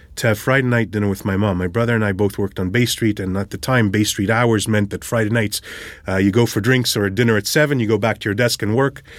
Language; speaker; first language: English; early bilingual, other home language; Hebrew